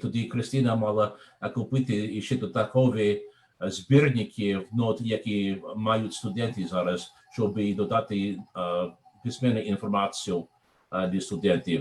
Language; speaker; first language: Ukrainian; non-native, learner; English